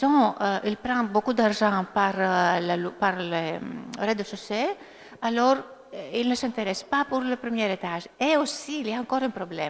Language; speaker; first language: French; non-native, fluent; Greek